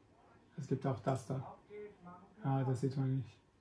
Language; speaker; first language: German; non-native, fluent; Italian